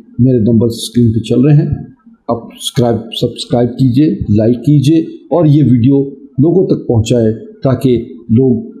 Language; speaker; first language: Urdu; native; Urdu